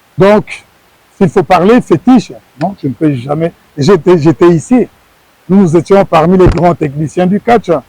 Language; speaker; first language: French; non-native, local second language; Lingala